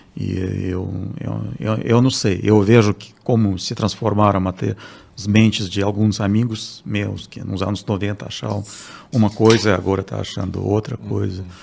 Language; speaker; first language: Portuguese; non-native, fluent; Russian